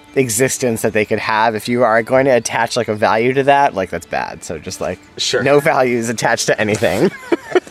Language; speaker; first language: English; native; English